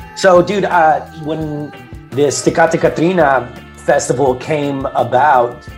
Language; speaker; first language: English; native; English